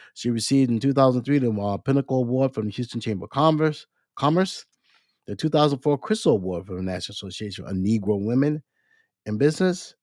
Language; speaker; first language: English; native; English